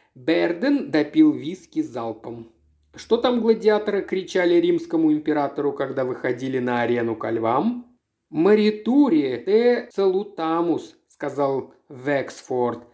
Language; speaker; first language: Russian; native; Russian